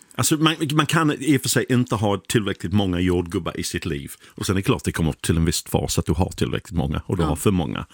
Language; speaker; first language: Swedish; non-native, fluent; English